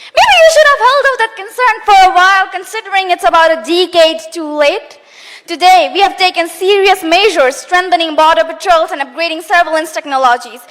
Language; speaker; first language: English; non-native, local second language; Nepali